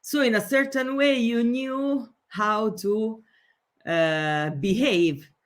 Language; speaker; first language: English; non-native, fluent; Italian